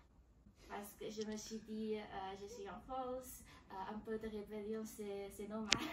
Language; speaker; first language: French; non-native, learner; Chinese